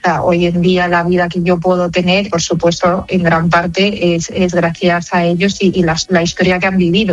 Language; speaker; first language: Spanish; native; Spanish